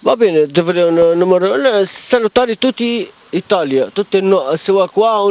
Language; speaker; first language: Italian; non-native, learner; Arabic